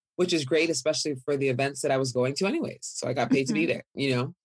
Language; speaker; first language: English; early bilingual, other home language; Yoruba